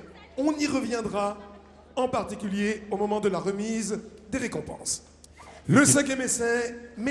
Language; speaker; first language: French; native; French